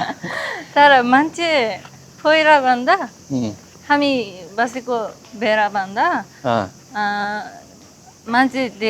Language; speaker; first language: Nepali; non-native, learner; Japanese